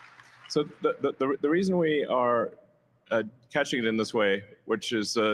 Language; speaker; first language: English; native; English